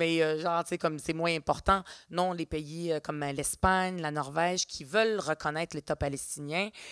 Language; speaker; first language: French; early bilingual, other home language; Arabic